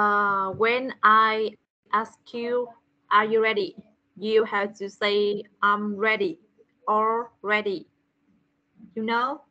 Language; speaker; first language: English; non-native, fluent; Vietnamese